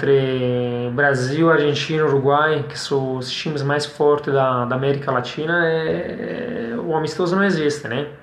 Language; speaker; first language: Portuguese; non-native, fluent; Italian